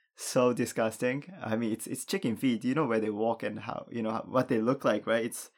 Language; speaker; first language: English; non-native, fluent; Japanese